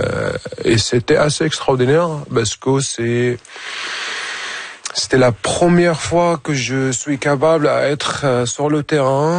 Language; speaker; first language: French; non-native, fluent; Arabic